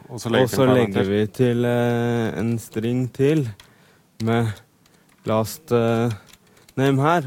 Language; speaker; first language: Norwegian; native; Norwegian